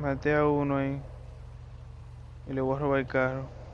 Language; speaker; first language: Spanish; native; Spanish